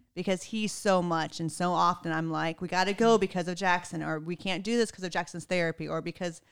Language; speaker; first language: English; native; English